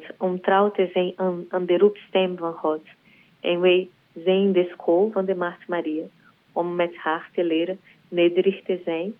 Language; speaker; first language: Dutch; non-native, learner; Portuguese